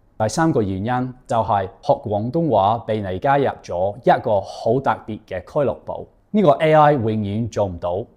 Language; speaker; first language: Cantonese; non-native, fluent; English